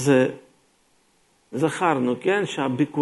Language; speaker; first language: Hebrew; non-native, fluent; Russian